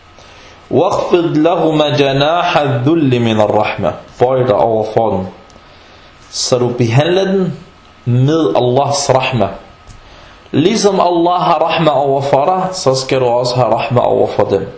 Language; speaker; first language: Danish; non-native, fluent; Arabic